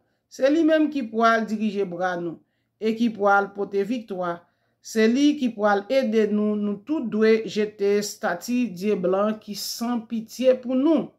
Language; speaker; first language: French; non-native, local second language; Haitian Creole